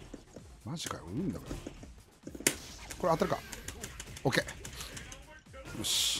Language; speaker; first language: Japanese; native; Japanese